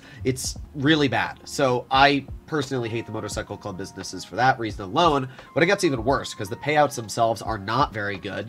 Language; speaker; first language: English; native; English